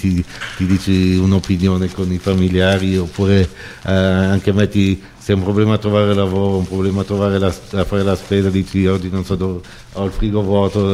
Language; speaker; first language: Italian; native; Italian